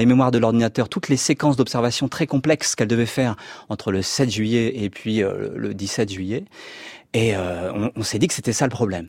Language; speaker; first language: French; native; French